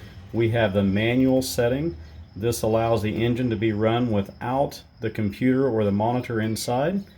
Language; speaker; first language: English; native; English